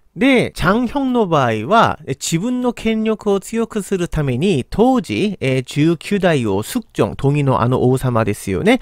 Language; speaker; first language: Japanese; non-native, fluent; Korean